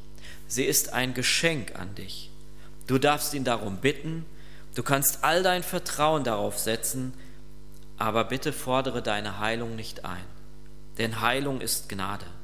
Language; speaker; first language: German; native; German